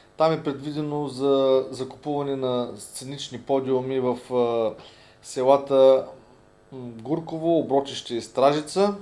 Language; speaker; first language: Bulgarian; native; Bulgarian